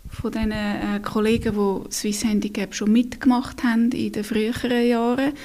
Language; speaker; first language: German; native; German